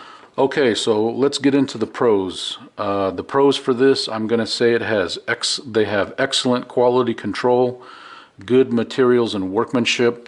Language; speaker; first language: English; native; English